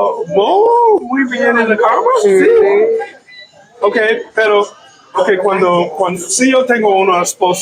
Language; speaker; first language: Spanish; non-native, learner; English